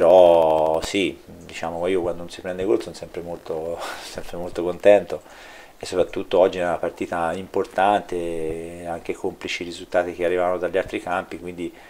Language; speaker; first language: Italian; native; Italian